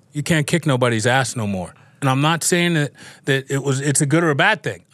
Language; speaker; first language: English; native; English